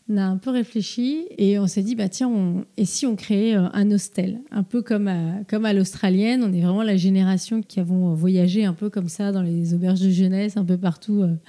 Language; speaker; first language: French; native; French